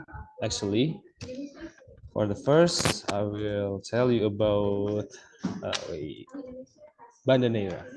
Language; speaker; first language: English; non-native, local second language; Indonesian